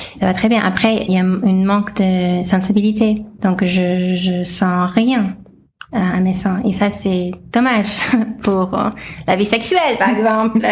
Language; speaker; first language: French; non-native, fluent; English